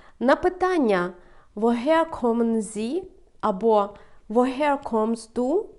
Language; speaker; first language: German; non-native, fluent; Ukrainian